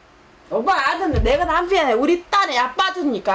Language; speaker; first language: Korean; non-native, fluent; Vietnamese